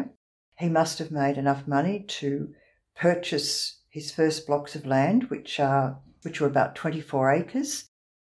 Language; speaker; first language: English; native; English